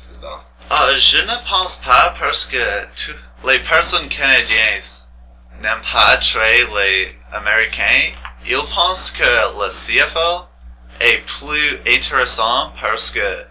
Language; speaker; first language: French; non-native, learner; English